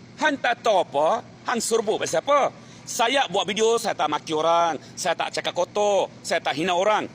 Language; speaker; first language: Malay; non-native, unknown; Bangla